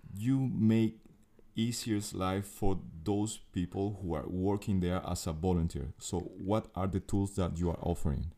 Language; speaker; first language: English; non-native, fluent; Spanish